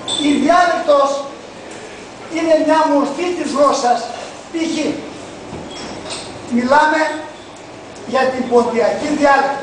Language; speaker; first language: Greek; non-native, local second language; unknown